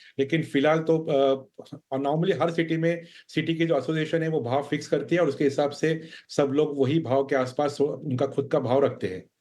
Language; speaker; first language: Hindi; non-native, local second language; Marathi